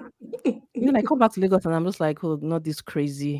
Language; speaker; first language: English; non-native, local second language; Yoruba